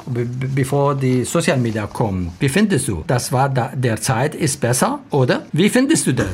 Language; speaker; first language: German; non-native, learner; Arabic